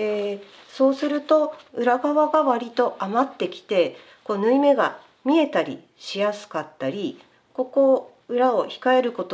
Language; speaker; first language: Japanese; native; Japanese